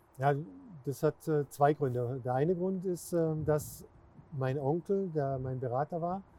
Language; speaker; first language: German; native; German